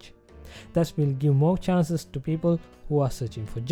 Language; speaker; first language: English; non-native, local second language; Sinhala